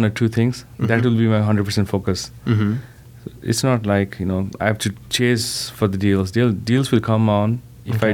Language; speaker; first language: English; non-native, local second language; Nepali